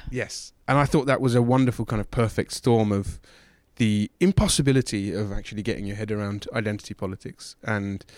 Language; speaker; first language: English; native; English